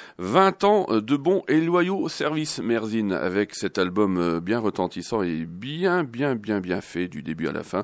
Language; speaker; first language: French; native; French